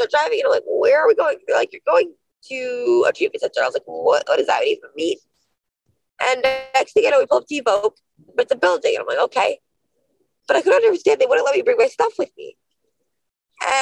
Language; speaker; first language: English; native; English